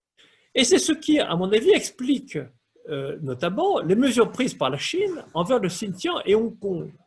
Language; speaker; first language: French; native; French